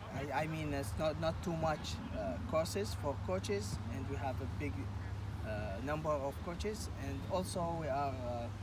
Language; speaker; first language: English; non-native, learner; Arabic